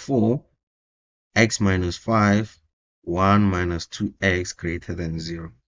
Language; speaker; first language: English; non-native, local second language; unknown